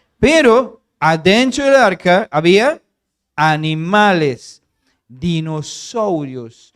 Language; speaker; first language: Spanish; non-native, fluent; English